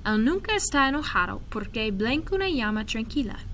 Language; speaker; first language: Spanish; non-native, fluent; English